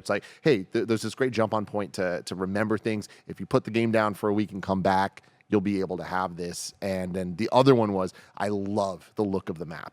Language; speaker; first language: English; native; English